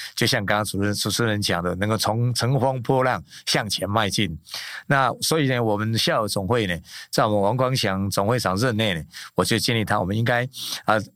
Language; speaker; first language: Chinese; native; Chinese